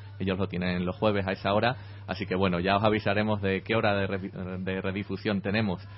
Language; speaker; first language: Spanish; native; Spanish